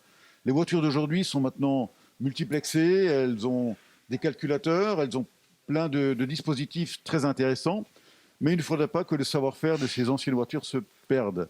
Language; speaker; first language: French; native; French